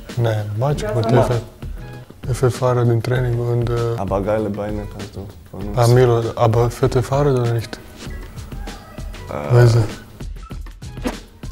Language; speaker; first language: German; non-native, learner; Croatian